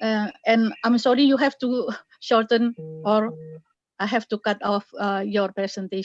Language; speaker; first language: English; non-native, fluent; Indonesian